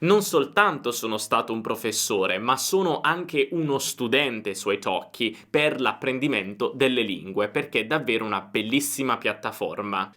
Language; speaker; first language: Italian; native; Italian